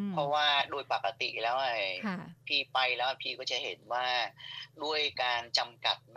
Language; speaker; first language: Thai; non-native, fluent; Vietnamese